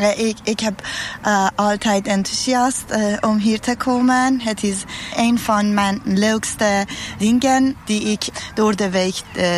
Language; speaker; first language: Dutch; non-native, fluent; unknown